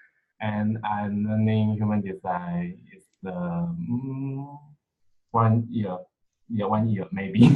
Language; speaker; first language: English; non-native, learner; Chinese